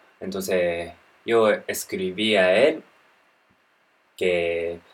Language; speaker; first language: Spanish; non-native, learner; Japanese